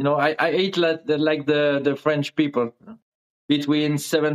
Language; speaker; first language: English; non-native, learner; French